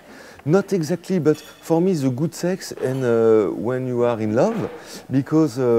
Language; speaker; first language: English; non-native, fluent; French